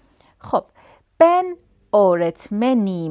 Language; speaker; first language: Turkish; non-native, fluent; Persian